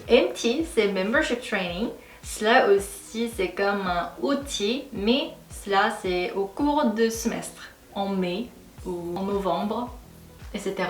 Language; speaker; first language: French; non-native, fluent; Korean